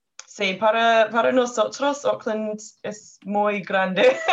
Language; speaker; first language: Spanish; non-native, learner; English